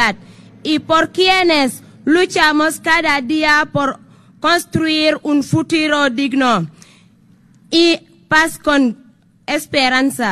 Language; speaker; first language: Spanish; non-native, fluent; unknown